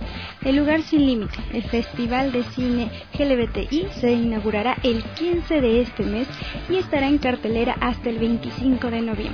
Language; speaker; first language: Spanish; native; Spanish